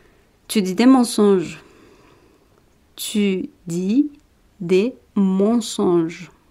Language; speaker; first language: French; non-native, fluent; Spanish